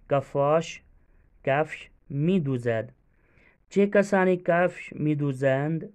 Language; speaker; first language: Persian; non-native, fluent; Urdu